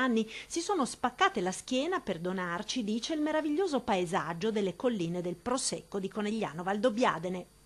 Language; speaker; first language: Italian; native; Italian